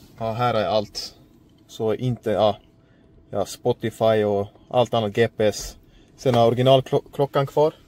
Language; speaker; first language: Swedish; early bilingual, other home language; Estonian